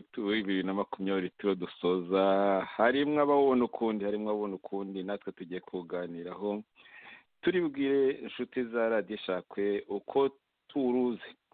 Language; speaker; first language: Kinyarwanda; native; Kinyarwanda